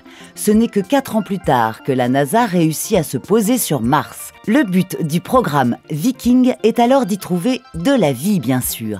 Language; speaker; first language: French; native; French